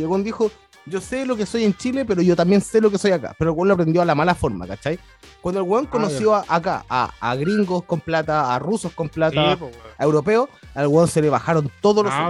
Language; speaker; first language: Spanish; native; Spanish